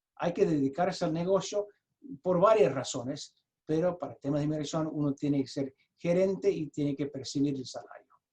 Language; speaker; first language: Spanish; early bilingual, heritage; Spanish